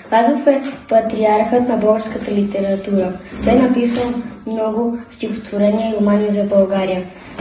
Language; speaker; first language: Bulgarian; early bilingual, heritage; Bulgarian